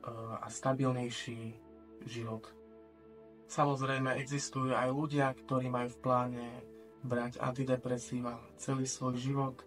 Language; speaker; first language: Slovak; native; Slovak